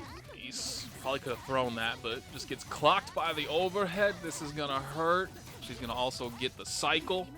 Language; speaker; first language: English; native; English